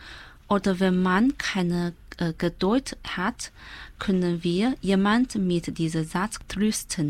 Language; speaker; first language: German; non-native, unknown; Chinese